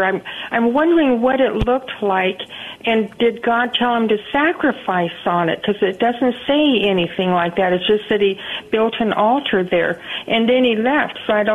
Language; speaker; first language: English; native; English